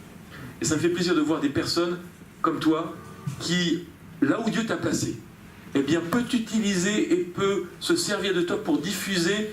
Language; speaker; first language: French; native; French